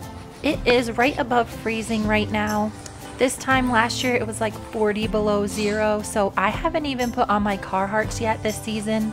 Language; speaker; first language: English; native; English